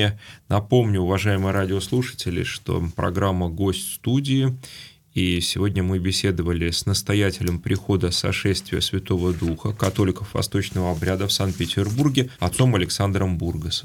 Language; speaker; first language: Russian; native; Russian